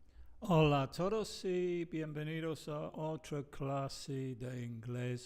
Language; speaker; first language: Spanish; non-native, fluent; English